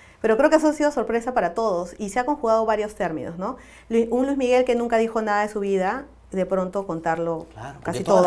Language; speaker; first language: Spanish; native; Spanish